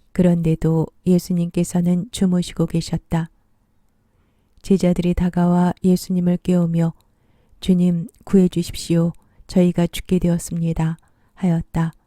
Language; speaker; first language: Korean; native; Korean